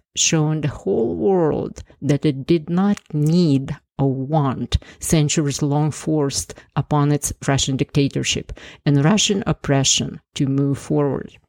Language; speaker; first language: English; non-native, fluent; Ukrainian